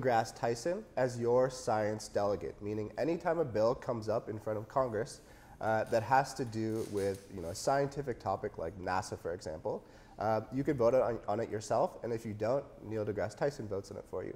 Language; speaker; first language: English; native; English